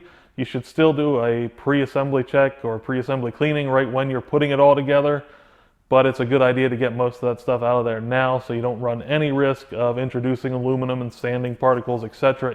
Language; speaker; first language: English; native; English